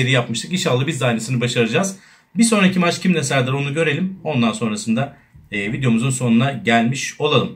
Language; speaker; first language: Turkish; native; Turkish